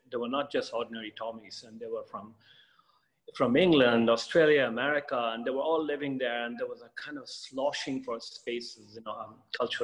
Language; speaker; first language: English; non-native, local second language; Bangla